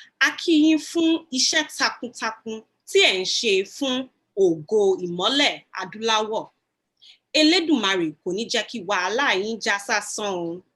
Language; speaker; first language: Yoruba; early bilingual, heritage; Yoruba